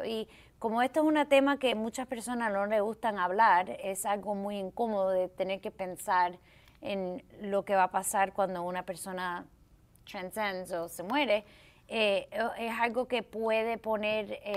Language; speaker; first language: Spanish; early bilingual, heritage; Spanish